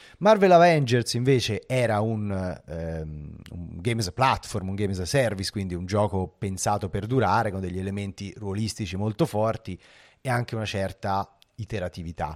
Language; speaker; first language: Italian; native; Italian